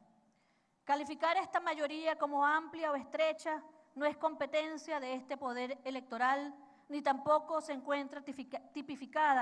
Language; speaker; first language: Spanish; native; Spanish